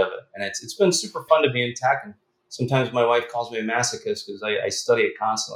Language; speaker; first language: English; native; English